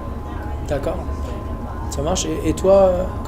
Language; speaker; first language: French; native; French